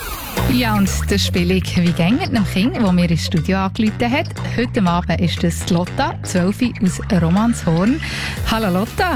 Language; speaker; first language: German; native; German